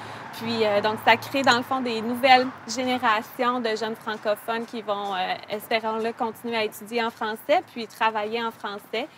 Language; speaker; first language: French; native; French